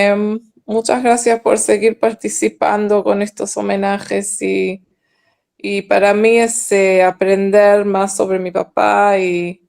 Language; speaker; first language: Spanish; early bilingual, heritage; Spanish